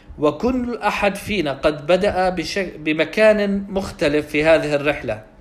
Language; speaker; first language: Arabic; non-native, fluent; English